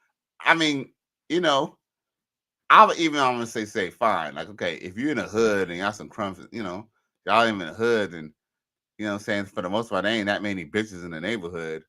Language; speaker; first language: English; native; English